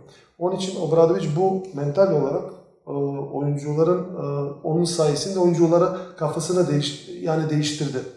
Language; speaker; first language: Turkish; non-native, fluent; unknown